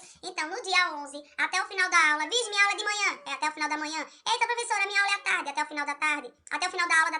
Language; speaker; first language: Portuguese; native; Portuguese